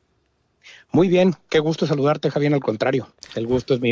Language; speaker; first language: Spanish; native; Spanish